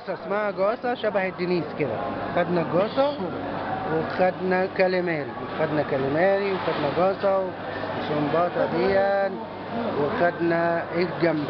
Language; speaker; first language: Arabic; native; Arabic